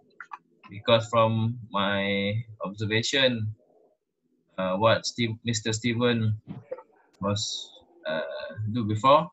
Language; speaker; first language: English; non-native, local second language; Malay